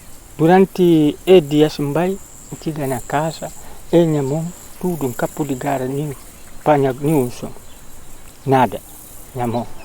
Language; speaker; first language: Portuguese; non-native, learner; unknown